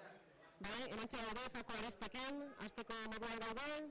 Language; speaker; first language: Basque; native; Basque